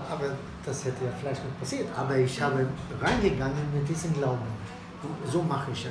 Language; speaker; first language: German; non-native, fluent; Swedish